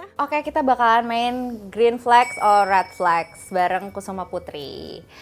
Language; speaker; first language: Indonesian; native; Indonesian